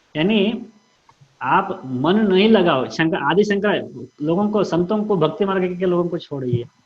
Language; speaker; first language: Hindi; non-native, local second language; Kannada